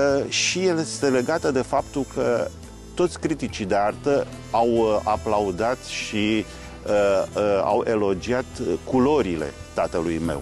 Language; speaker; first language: Romanian; native; Romanian